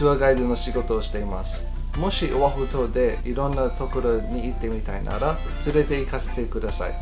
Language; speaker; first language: Japanese; non-native, fluent; English